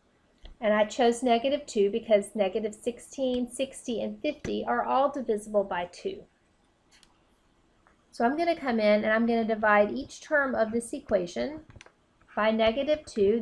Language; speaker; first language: English; native; English